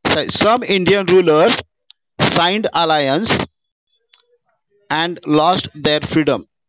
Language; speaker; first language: English; non-native, local second language; Marathi